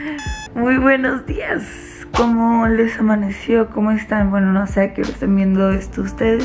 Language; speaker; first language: Spanish; native; Spanish